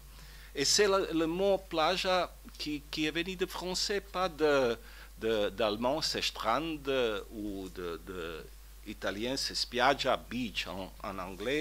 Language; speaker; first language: French; non-native, fluent; Croatian